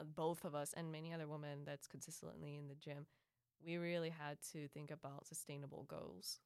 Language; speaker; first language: English; early bilingual, other home language; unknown